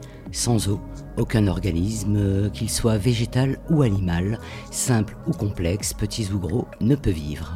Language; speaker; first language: French; native; French